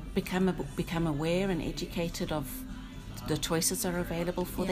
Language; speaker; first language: English; native; English